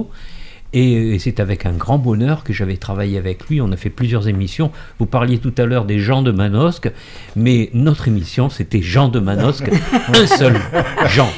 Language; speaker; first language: French; native; French